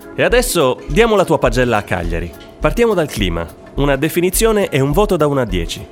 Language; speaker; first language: Italian; native; Italian